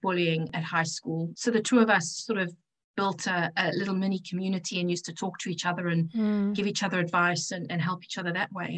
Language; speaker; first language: English; native; English